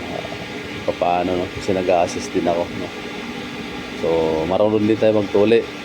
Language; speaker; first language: Filipino; non-native, local second language; Waray